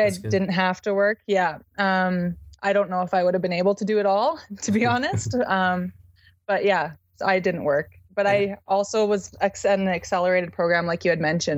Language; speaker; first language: English; native; English